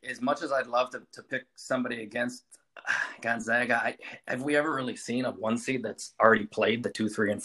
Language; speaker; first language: English; native; English